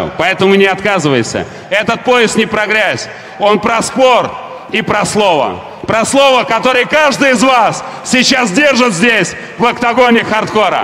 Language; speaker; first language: Russian; native; Russian